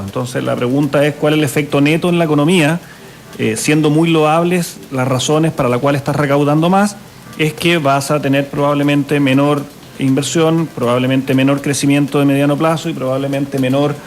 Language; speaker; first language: Spanish; native; Spanish